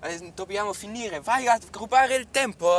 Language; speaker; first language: Italian; non-native, learner; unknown